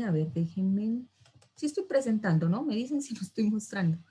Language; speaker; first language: Spanish; native; Spanish